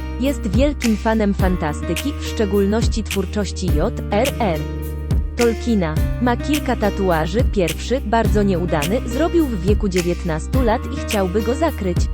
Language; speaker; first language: Polish; native; Polish